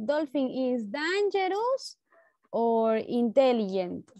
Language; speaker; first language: English; non-native, learner; Spanish